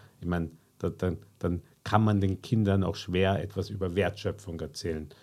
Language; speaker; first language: German; native; German